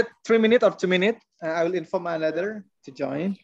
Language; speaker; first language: English; non-native, learner; Indonesian